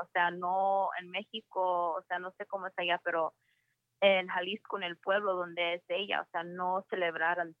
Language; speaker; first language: Spanish; early bilingual, heritage; Spanish